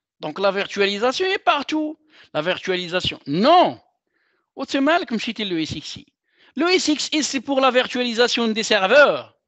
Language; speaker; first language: French; non-native, local second language; Arabic